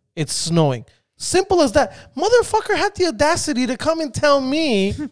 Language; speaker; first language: English; early bilingual, other home language; Spanish